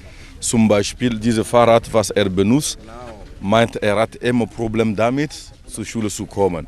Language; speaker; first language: German; non-native, learner; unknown